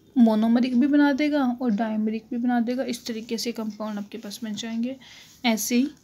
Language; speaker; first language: Hindi; native; Hindi